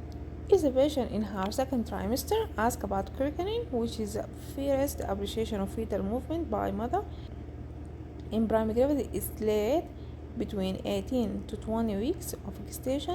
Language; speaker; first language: English; non-native, local second language; Arabic